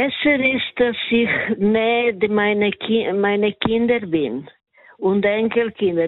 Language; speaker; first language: German; non-native, learner; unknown